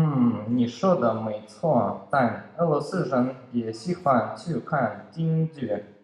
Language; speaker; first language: Chinese; non-native, learner; Russian